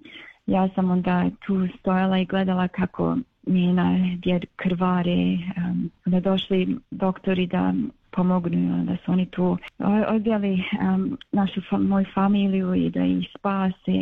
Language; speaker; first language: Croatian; early bilingual, other home language; Bosnian